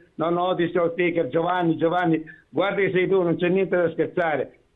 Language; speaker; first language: Italian; native; Italian